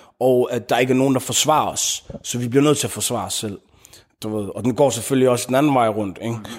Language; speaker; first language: Danish; early bilingual, other home language; Tigrinya